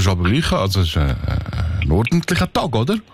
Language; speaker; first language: German; native; German